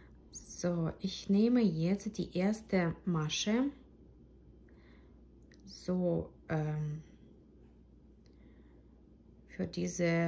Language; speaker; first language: German; non-native, fluent; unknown